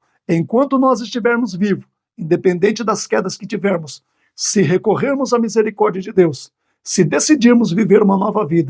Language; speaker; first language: Portuguese; native; Portuguese